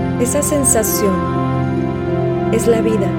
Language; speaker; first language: Spanish; native; Spanish